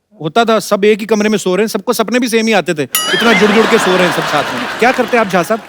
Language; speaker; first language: Hindi; non-native, local second language; Punjabi